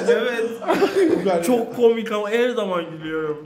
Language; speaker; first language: Turkish; early bilingual, heritage; Turkish